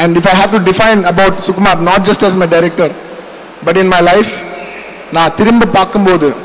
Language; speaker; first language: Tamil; non-native, learner; Telugu